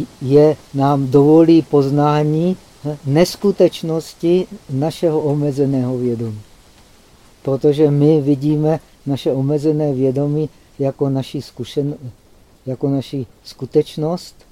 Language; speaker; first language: Czech; native; Czech